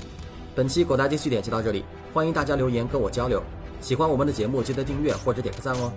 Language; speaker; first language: Chinese; native; Chinese